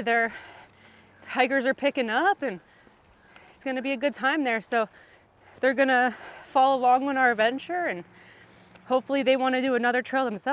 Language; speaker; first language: English; native; English